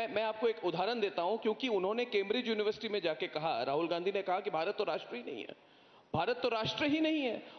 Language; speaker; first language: Hindi; non-native, local second language; Assamese